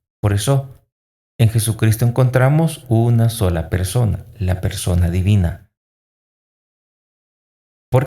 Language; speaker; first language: Spanish; native; Spanish